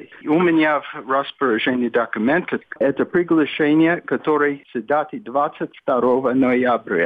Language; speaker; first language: Russian; non-native, fluent; English